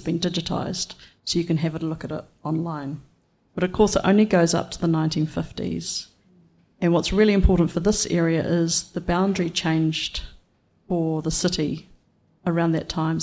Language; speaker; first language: English; native; English